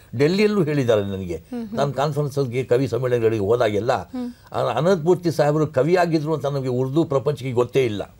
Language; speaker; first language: Kannada; non-native, local second language; Urdu